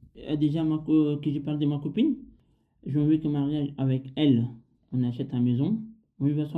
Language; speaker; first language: French; non-native, learner; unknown